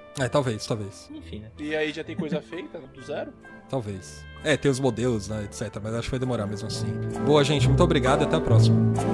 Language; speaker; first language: Portuguese; native; Portuguese